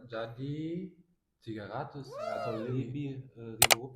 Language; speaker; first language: Indonesian; non-native, learner; German